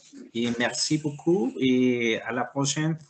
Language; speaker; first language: French; non-native, learner; Spanish